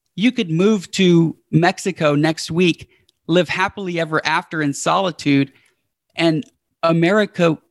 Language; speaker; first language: English; native; English